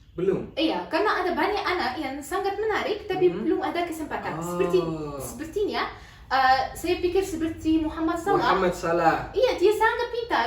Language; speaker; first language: Indonesian; non-native, learner; Arabic